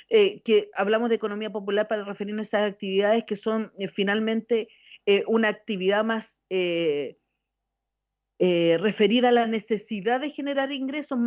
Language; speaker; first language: Spanish; native; Spanish